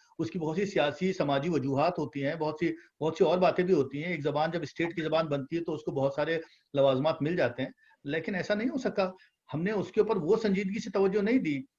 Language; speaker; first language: Urdu; native; Urdu